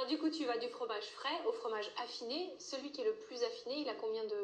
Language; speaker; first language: French; native; French